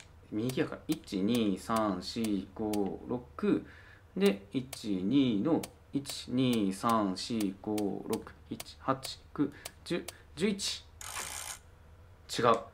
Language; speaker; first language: Japanese; native; Japanese